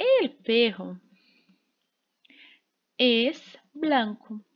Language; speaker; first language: Spanish; non-native, fluent; Portuguese